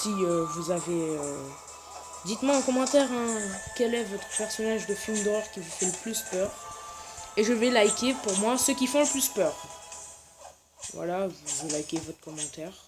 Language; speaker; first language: French; native; French